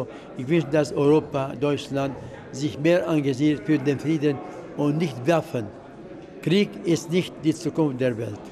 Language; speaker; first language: German; non-native, fluent; Arabic